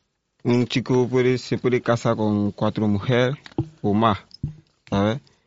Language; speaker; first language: Spanish; non-native, learner; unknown